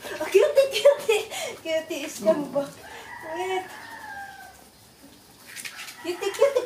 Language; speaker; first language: English; non-native, learner; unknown